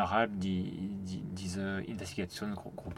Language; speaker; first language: German; non-native, fluent; French